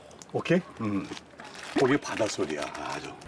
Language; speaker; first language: Korean; native; Korean